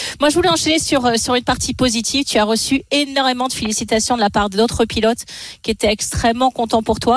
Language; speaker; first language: French; native; French